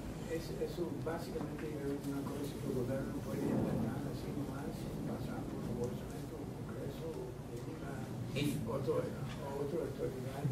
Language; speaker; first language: Portuguese; non-native, fluent; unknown